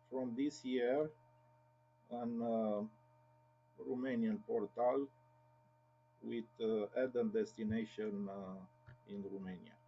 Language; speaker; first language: English; non-native, learner; Romanian